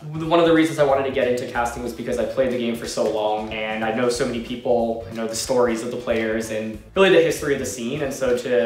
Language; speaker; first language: English; native; English